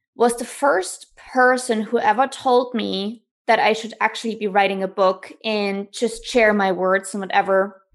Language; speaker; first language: English; non-native, fluent; German